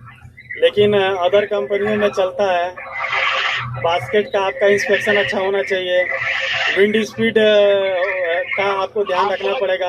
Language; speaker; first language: Hindi; native; Hindi